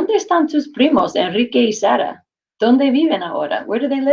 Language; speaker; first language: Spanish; non-native, fluent; English